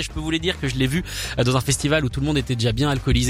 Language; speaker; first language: French; native; French